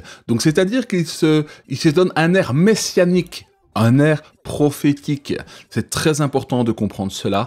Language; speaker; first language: French; native; French